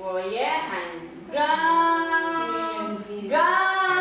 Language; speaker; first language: Chinese; non-native, learner; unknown